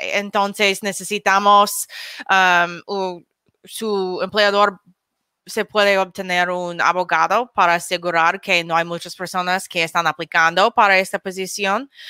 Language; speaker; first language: Spanish; non-native, learner; English